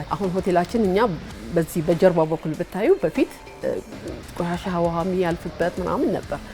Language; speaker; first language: Amharic; native; Amharic